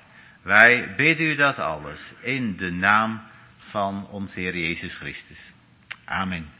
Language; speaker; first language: Dutch; native; Dutch